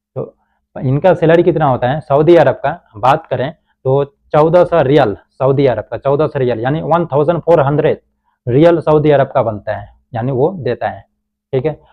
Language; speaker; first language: Hindi; native; Hindi